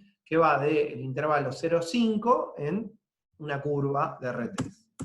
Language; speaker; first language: Spanish; native; Spanish